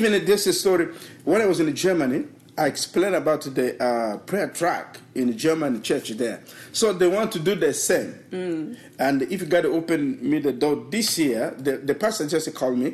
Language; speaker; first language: English; non-native, learner; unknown